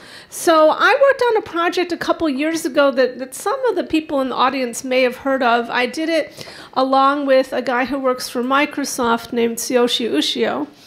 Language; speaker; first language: English; native; English